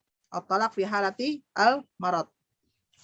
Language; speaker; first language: Arabic; non-native, fluent; Indonesian